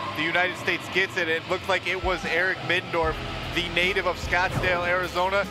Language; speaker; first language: English; native; English